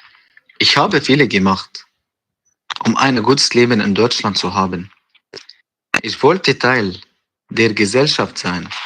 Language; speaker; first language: German; non-native, learner; Arabic